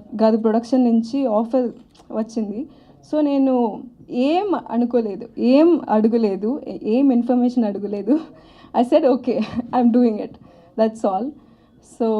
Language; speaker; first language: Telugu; non-native, learner; Tamil